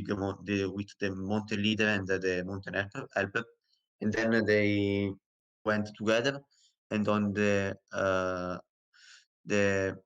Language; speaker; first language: English; non-native, learner; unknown